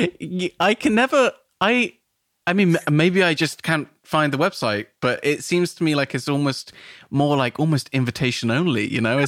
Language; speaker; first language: English; native; English